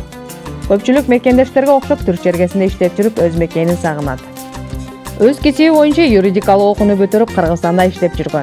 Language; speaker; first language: Kyrgyz; native; Kyrgyz